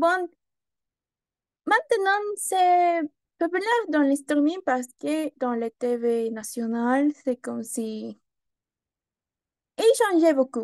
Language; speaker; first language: French; non-native, learner; Spanish